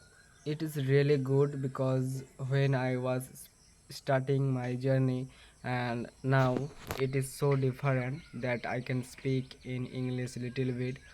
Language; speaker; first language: English; non-native, learner; Bangla